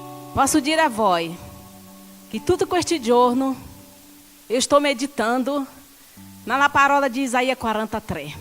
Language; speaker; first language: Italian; non-native, learner; Portuguese